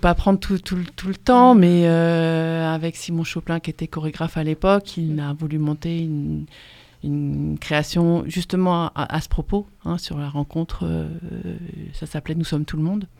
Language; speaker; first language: French; native; French